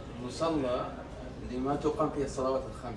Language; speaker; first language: Arabic; native; Arabic